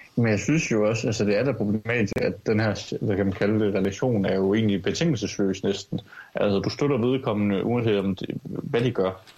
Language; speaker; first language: Danish; early bilingual, other home language; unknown